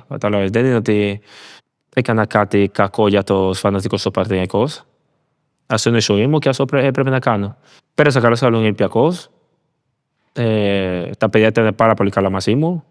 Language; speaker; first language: Greek; non-native, learner; Spanish